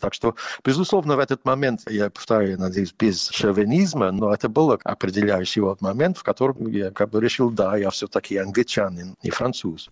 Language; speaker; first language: Russian; non-native, fluent; English